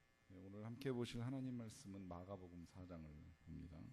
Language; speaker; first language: Korean; native; Korean